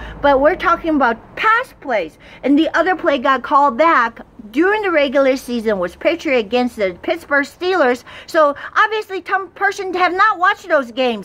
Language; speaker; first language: English; non-native, fluent; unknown